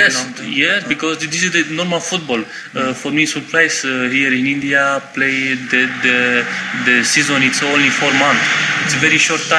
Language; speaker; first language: English; non-native, learner; Romanian